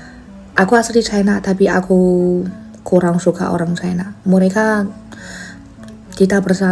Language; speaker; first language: Indonesian; non-native, fluent; Chinese